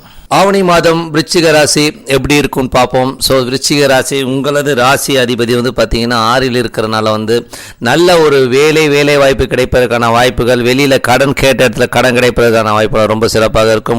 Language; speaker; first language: Tamil; native; Tamil